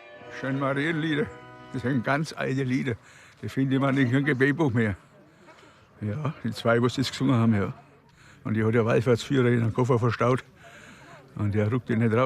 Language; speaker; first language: German; native; German